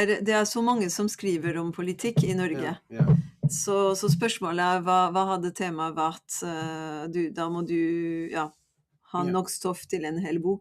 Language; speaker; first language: Norwegian; non-native, fluent; French